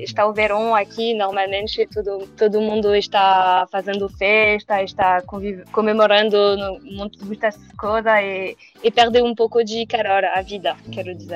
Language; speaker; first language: Portuguese; non-native, learner; French